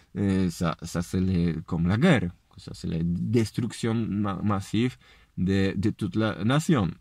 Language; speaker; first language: French; non-native, learner; Polish